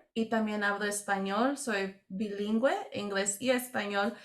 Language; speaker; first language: Spanish; early bilingual, heritage; Spanish